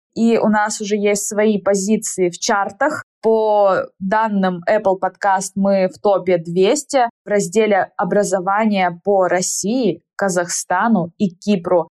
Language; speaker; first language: Russian; native; Russian